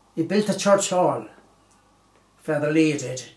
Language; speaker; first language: English; native; English